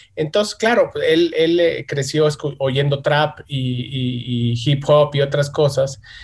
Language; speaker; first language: Spanish; native; Spanish